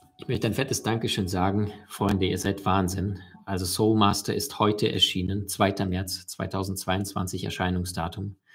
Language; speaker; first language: German; early bilingual, other home language; Russian